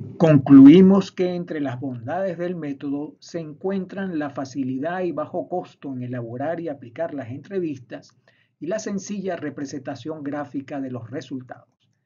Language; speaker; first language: Spanish; native; Spanish